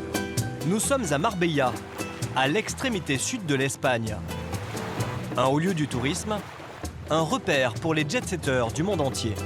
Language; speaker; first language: French; native; French